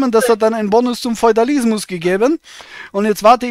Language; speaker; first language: German; native; German